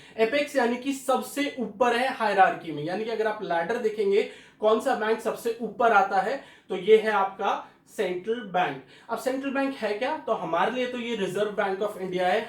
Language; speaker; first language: Hindi; native; Hindi